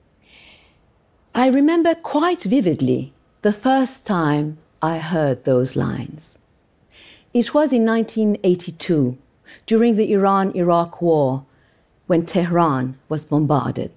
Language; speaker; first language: English; non-native, fluent; Persian